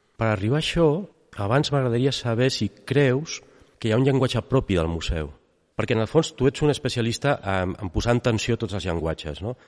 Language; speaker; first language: Catalan; native; Catalan